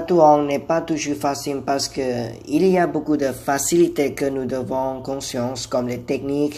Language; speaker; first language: French; non-native, learner; Thai